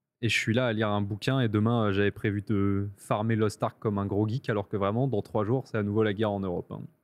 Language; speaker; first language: French; native; French